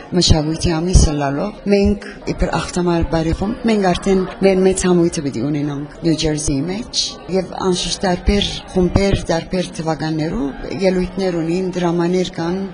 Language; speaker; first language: Armenian; early bilingual, heritage; Armenian